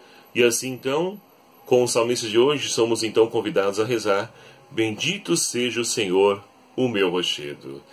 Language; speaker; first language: Portuguese; native; Portuguese